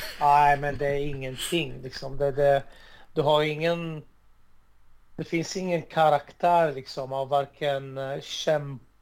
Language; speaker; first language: Swedish; early bilingual, other home language; Arabic